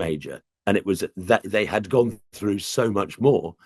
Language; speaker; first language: English; native; English